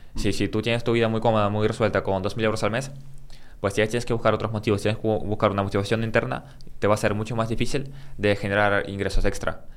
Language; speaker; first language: Spanish; early bilingual, other home language; Russian